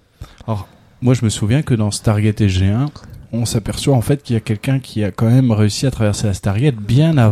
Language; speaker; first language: French; native; French